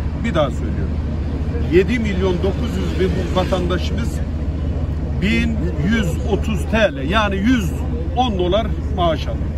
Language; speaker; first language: Turkish; native; Turkish